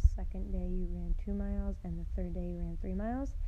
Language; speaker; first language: English; native; English